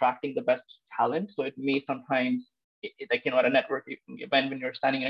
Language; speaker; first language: English; non-native, local second language; Punjabi